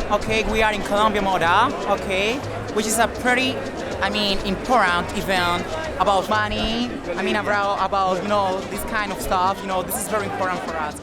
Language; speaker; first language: English; non-native, learner; Spanish